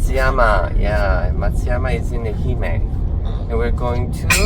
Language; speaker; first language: English; non-native, fluent; Korean